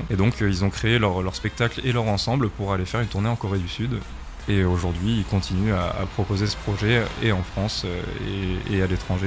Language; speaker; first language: French; native; French